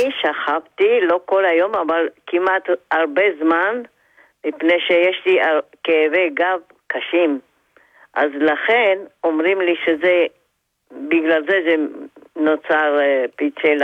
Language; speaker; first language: Hebrew; non-native, fluent; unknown